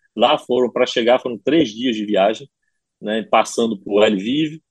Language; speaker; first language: Portuguese; native; Portuguese